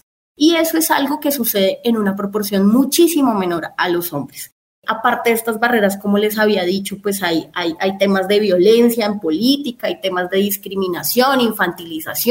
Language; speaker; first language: Spanish; native; Spanish